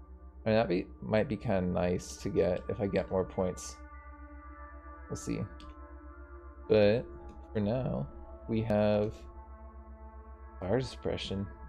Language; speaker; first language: English; native; English